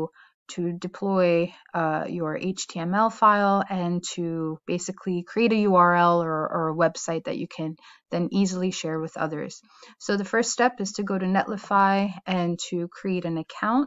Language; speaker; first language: English; native; English